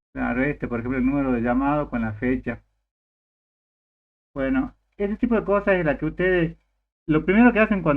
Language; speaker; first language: Spanish; native; Spanish